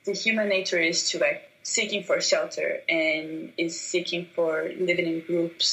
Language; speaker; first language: English; non-native, fluent; Portuguese